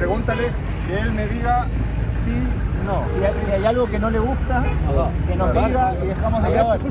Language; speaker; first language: Spanish; native; Spanish